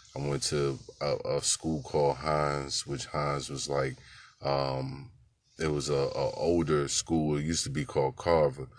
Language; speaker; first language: English; native; English